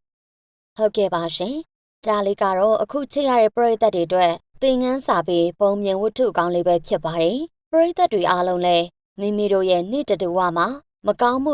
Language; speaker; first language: Burmese; native; Burmese